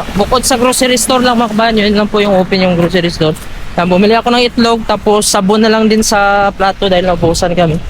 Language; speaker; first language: Filipino; non-native, local second language; Cebuano